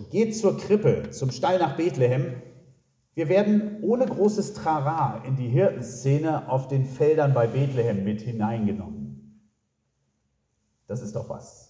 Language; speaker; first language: German; native; German